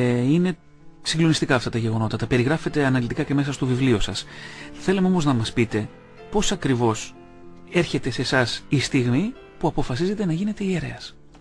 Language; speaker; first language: Greek; native; Greek